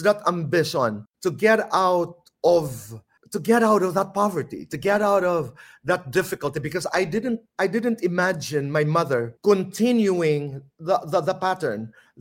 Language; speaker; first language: English; non-native, local second language; Filipino